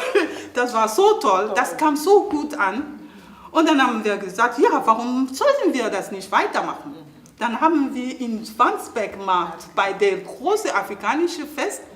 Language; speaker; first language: German; non-native, fluent; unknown